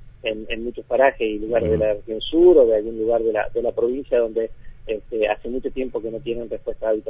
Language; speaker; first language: Spanish; native; Spanish